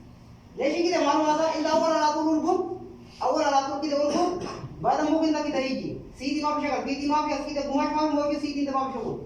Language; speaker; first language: Arabic; non-native, learner; Hindi